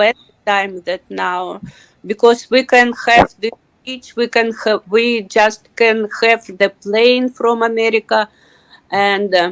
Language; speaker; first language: English; non-native, learner; Russian